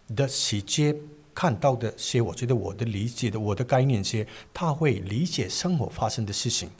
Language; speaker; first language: Chinese; non-native, learner; Manipuri